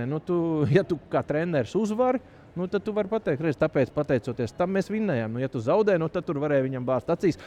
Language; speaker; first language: Latvian; native; Latvian